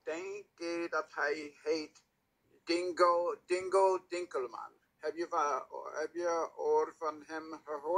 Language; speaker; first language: Dutch; non-native, learner; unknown